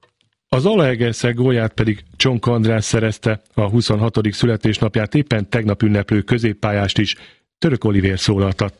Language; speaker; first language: Hungarian; native; Hungarian